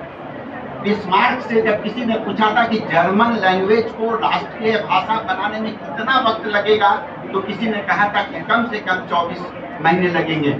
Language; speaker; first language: Hindi; native; Hindi